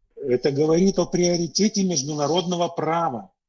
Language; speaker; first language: Russian; native; Russian